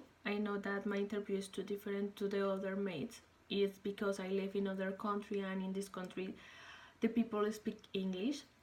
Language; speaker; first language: English; non-native, learner; Spanish